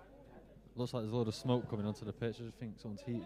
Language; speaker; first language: English; native; English